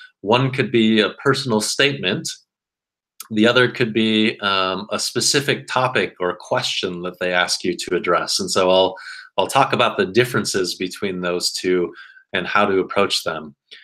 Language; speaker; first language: English; native; English